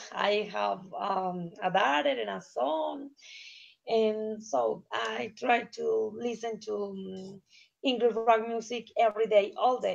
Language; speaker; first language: English; non-native, learner; Spanish